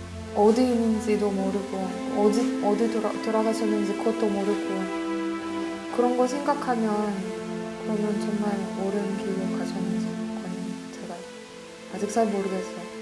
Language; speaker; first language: Korean; non-native, fluent; Russian